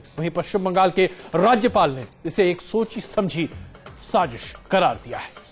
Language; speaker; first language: Hindi; native; Hindi